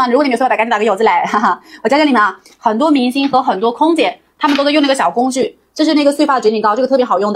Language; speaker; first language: Chinese; native; Chinese